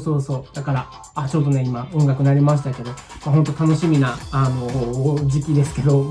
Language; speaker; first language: Japanese; native; Japanese